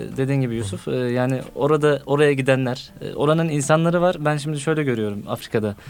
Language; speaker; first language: Turkish; native; Turkish